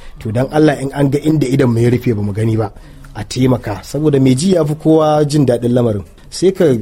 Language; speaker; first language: Hausa; native; Hausa